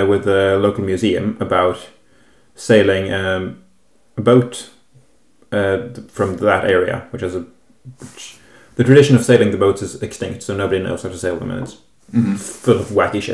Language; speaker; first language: English; non-native, fluent; Norwegian